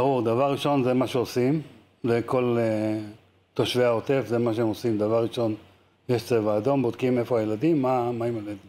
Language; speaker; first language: Hebrew; native; Hebrew